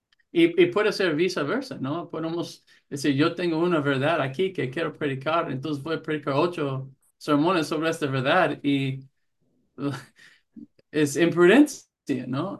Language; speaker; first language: Spanish; non-native, fluent; English